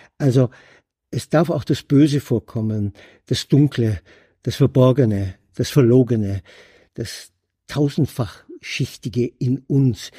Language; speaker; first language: German; native; German